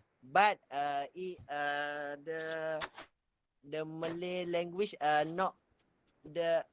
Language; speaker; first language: English; non-native, local second language; Malay